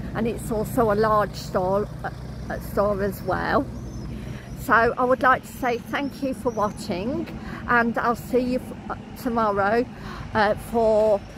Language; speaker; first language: English; native; English